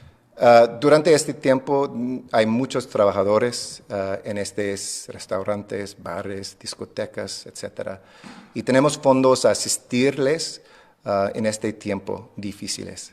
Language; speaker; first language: Spanish; non-native, fluent; English